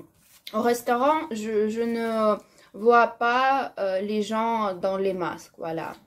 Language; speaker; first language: French; non-native, learner; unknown